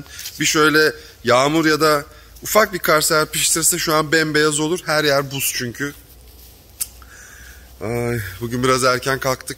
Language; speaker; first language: Turkish; native; Turkish